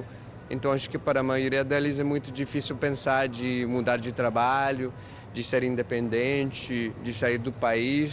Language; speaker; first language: Portuguese; non-native, fluent; English